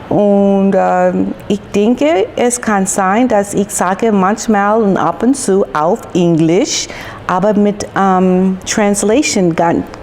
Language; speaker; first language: German; non-native, learner; English